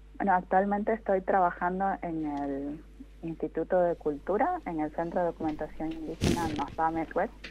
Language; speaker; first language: Spanish; non-native, local second language; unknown